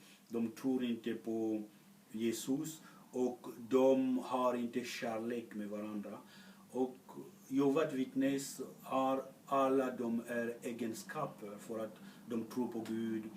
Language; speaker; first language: Swedish; non-native, fluent; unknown